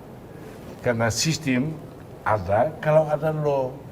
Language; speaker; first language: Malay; non-native, fluent; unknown